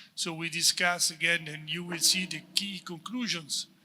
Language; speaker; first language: English; non-native, fluent; Italian